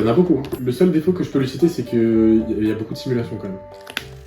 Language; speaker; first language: French; native; French